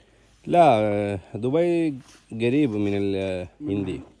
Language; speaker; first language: Arabic; non-native, learner; Malayalam